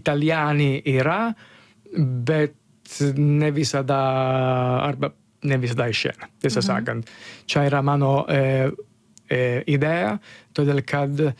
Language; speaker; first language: Lithuanian; non-native, learner; Italian